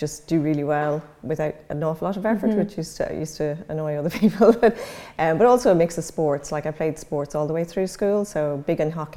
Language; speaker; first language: English; native; English